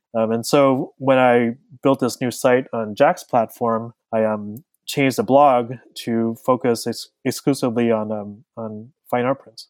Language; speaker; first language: English; native; English